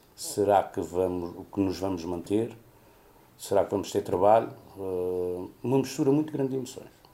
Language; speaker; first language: Portuguese; native; Portuguese